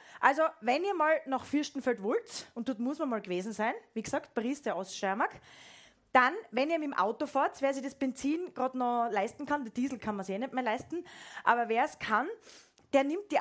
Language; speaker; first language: German; native; German